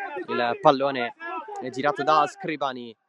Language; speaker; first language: Italian; native; Italian